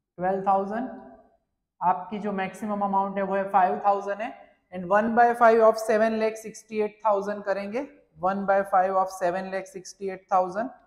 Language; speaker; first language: Hindi; non-native, local second language; Gujarati